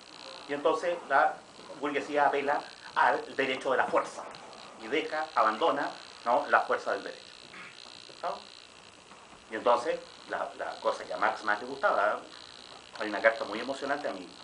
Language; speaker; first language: Spanish; native; Spanish